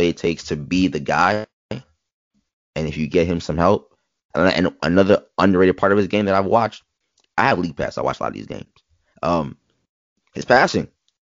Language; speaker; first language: English; native; English